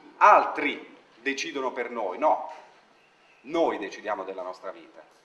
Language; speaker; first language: Italian; non-native, fluent; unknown